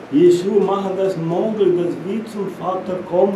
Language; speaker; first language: German; non-native, learner; Portuguese